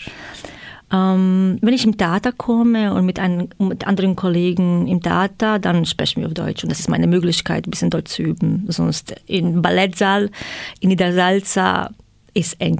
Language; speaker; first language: German; non-native, fluent; Croatian